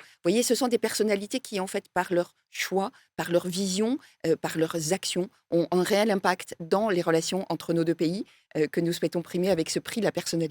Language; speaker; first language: French; native; French